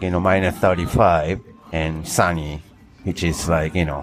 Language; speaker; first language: English; non-native, fluent; Japanese